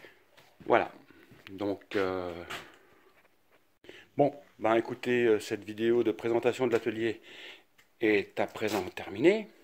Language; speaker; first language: French; native; French